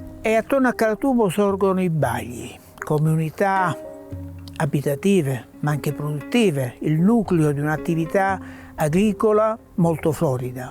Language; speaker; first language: Italian; native; Italian